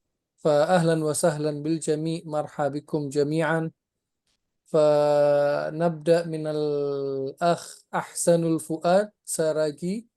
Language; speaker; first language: Arabic; non-native, fluent; Indonesian